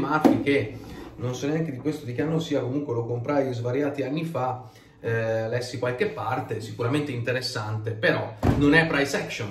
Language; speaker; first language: Italian; native; Italian